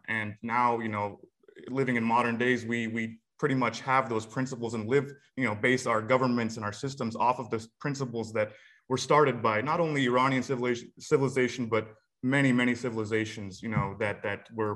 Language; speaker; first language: English; native; English